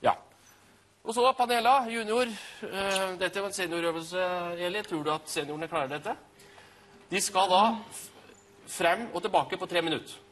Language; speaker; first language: Norwegian; native; Norwegian